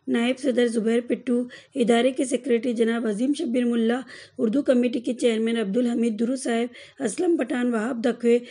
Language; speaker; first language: Urdu; native; Urdu